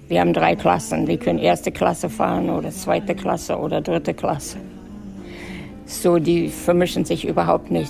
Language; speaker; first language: German; native; German